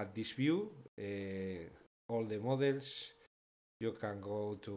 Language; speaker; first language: English; non-native, fluent; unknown